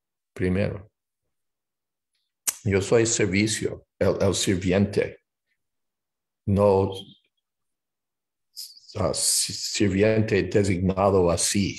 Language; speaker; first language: Spanish; non-native, fluent; English